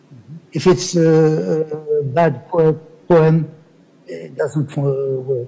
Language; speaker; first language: English; non-native, learner; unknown